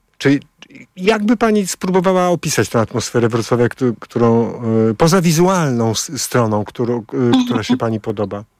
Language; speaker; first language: Polish; native; Polish